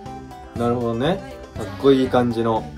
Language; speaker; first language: Japanese; native; Japanese